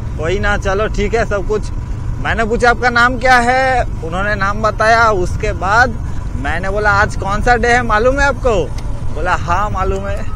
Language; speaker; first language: Hindi; non-native, local second language; Bangla